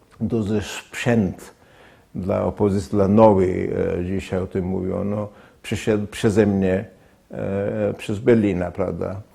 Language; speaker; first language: Polish; non-native, fluent; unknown